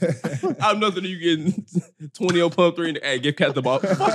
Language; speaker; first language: English; native; English